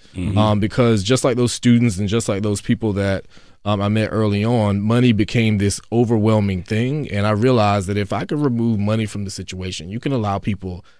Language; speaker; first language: English; native; English